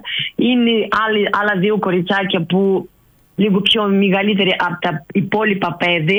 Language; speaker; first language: Greek; non-native, learner; Russian